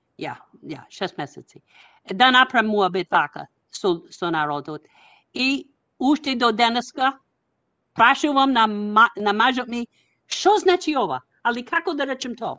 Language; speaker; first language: Macedonian; non-native, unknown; English